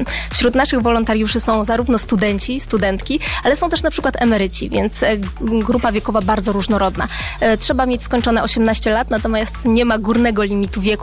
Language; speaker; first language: Polish; native; Polish